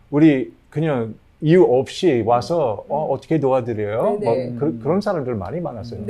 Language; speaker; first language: Korean; non-native, learner; English